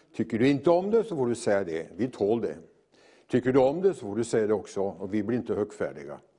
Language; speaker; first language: Swedish; native; Swedish